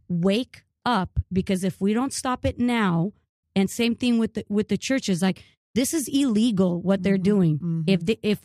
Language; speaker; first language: English; early bilingual, other home language; Ukrainian